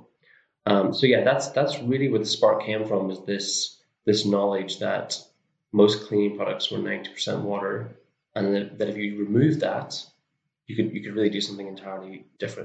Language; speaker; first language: English; native; English